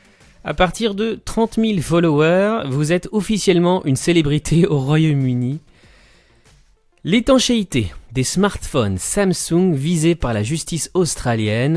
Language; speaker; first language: French; native; French